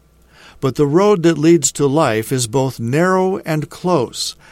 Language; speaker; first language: English; native; English